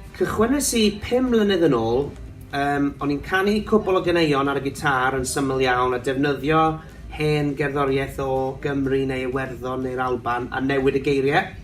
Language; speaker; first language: Welsh; non-native, local second language; English